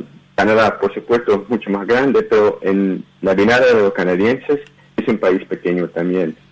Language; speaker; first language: Spanish; early bilingual, heritage; Spanish